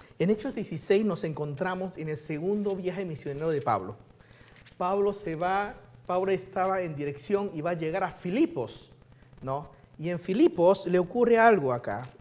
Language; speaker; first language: Spanish; early bilingual, other home language; Chinese